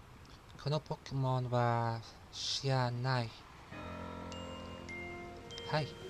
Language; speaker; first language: Japanese; non-native, learner; English